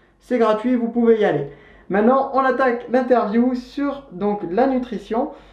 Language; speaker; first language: French; native; French